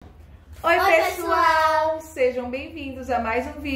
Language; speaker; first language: Portuguese; native; Portuguese